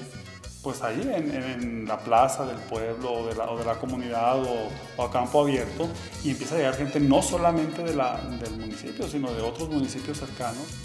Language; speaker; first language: Spanish; native; Spanish